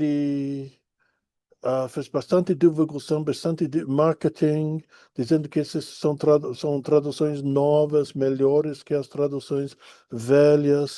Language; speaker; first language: Portuguese; non-native, fluent; English